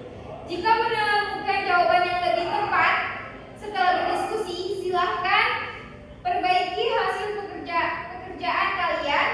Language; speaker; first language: Indonesian; native; Indonesian